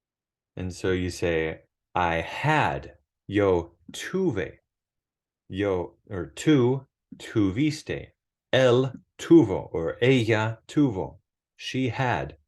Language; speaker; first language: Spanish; non-native, fluent; English